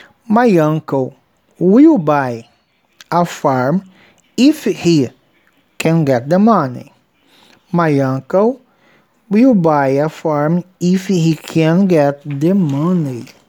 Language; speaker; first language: English; non-native, fluent; Portuguese